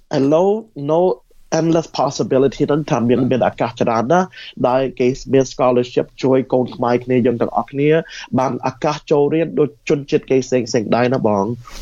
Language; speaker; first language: Khmer; early bilingual, heritage; Khmer